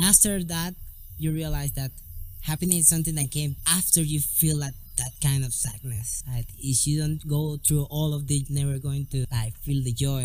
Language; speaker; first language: English; non-native, learner; Spanish